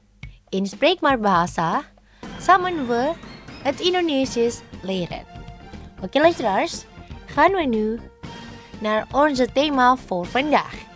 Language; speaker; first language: Dutch; non-native, learner; Indonesian